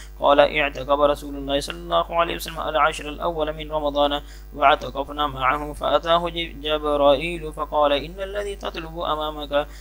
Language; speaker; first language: Arabic; non-native, fluent; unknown